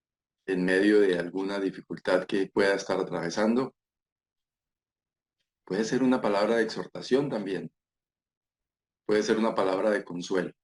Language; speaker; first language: Spanish; native; Spanish